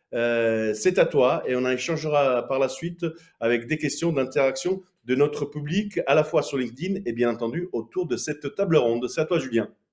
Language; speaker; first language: French; native; French